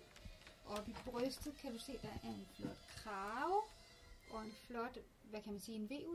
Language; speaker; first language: Danish; native; Danish